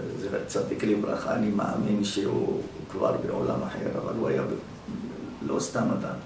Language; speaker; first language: Hebrew; early bilingual, other home language; Arabic